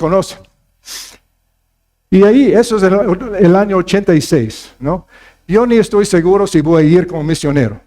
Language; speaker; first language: Spanish; non-native, fluent; English